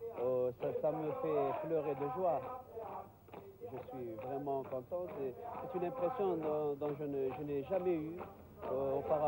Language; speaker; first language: French; non-native, local second language; Arabic